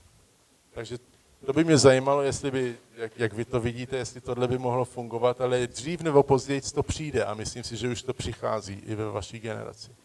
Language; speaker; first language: Czech; early bilingual, heritage; Czech